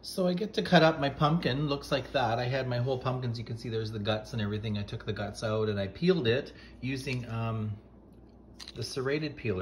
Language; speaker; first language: English; native; English